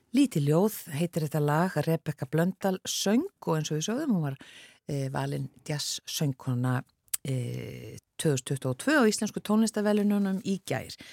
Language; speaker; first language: Icelandic; native; Icelandic